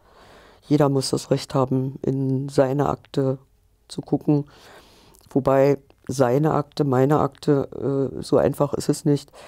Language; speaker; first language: German; native; German